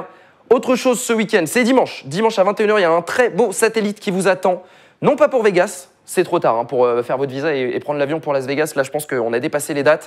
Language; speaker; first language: French; native; French